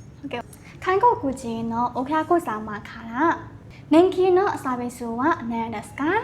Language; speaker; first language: Japanese; non-native, learner; Burmese